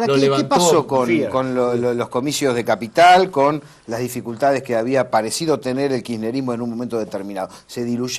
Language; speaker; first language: Spanish; native; Spanish